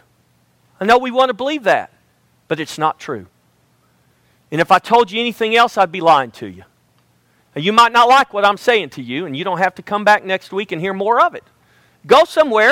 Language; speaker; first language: English; native; English